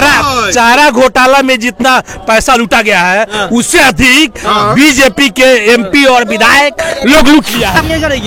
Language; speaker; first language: Hindi; native; Hindi